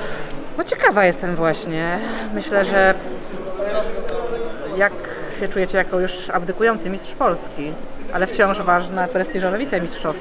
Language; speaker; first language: Polish; native; Polish